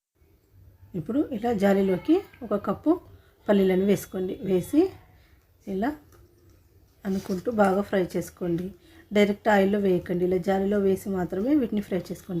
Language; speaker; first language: Telugu; native; Telugu